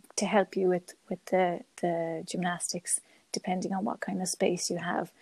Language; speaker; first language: English; native; English